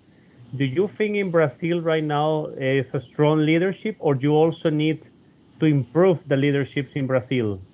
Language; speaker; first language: English; non-native, fluent; Spanish